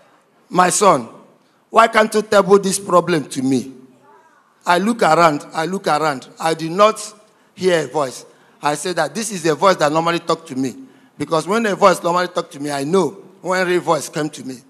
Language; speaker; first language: English; non-native, local second language; Igbo